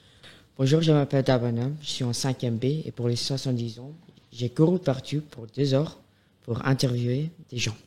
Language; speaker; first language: French; non-native, fluent; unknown